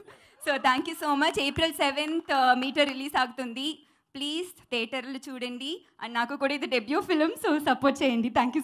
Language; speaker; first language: Telugu; non-native, learner; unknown